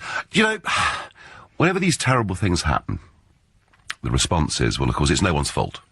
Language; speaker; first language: English; native; English